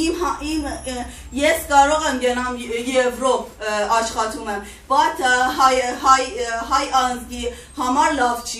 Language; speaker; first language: Armenian; non-native, learner; Persian